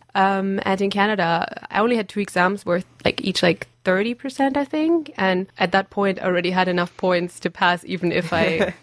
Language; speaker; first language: English; non-native, fluent; German